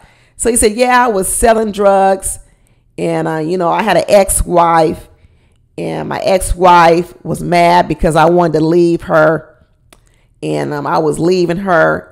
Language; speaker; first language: English; native; English